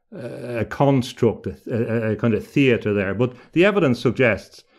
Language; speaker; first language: English; native; English